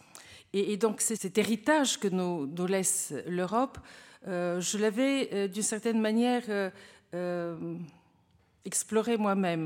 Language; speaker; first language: French; non-native, fluent; Bulgarian